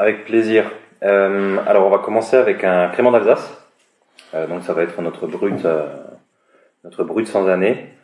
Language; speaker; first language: French; native; French